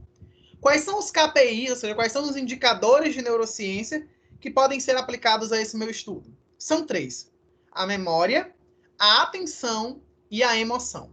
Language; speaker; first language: Portuguese; native; Portuguese